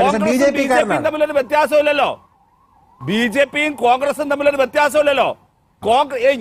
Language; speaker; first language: Malayalam; native; Malayalam